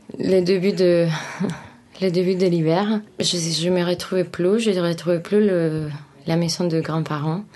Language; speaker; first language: French; non-native, learner; Spanish